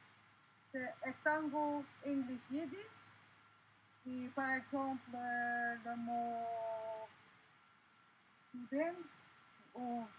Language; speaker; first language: French; non-native, fluent; Dutch